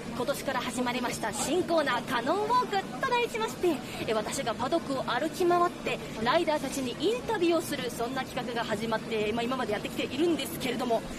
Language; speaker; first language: Japanese; native; Japanese